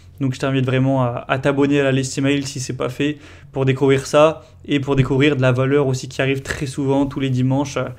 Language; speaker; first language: French; native; French